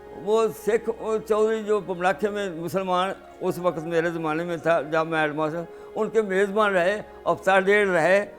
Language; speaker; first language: Urdu; non-native, local second language; Punjabi